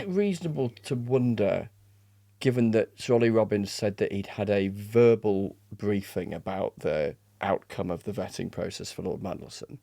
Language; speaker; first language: English; native; English